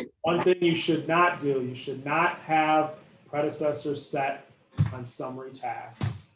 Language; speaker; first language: English; native; English